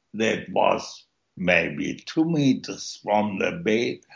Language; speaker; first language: English; early bilingual, other home language; German